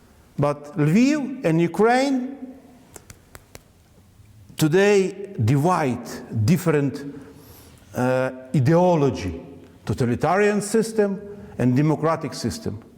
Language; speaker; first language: English; non-native, learner; Ukrainian